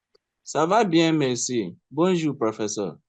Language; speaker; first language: French; non-native, learner; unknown